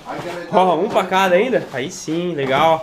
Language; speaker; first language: Portuguese; native; Portuguese